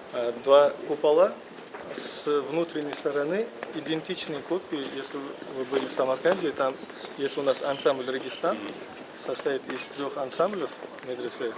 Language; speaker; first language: Russian; non-native, local second language; Uzbek